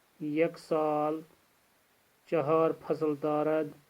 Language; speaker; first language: Persian; non-native, fluent; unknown